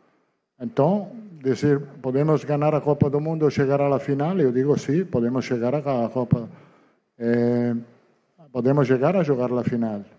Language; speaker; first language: Portuguese; non-native, fluent; Italian